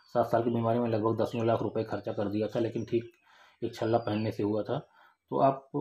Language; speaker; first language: Hindi; native; Hindi